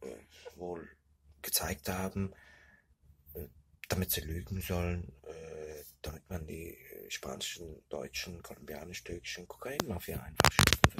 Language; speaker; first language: German; early bilingual, other home language; Turkish